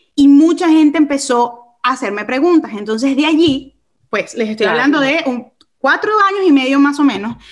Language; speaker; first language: Spanish; native; Spanish